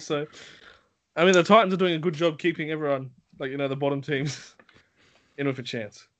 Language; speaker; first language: English; native; English